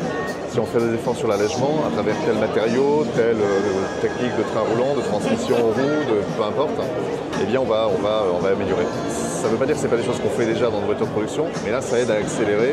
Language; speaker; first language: French; native; French